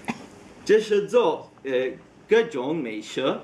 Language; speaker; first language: Chinese; non-native, learner; Hebrew